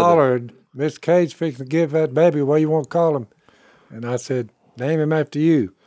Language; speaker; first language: English; native; English